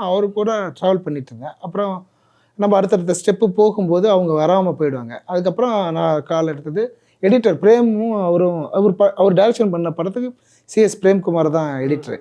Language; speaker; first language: Tamil; native; Tamil